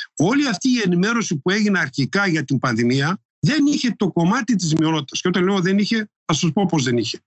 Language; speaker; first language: Greek; non-native, local second language; Turkish